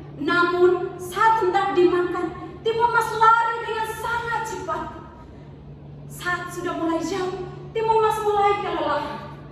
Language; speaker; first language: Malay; non-native, learner; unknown